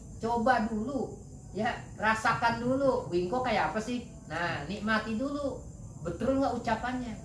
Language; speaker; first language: Indonesian; native; Indonesian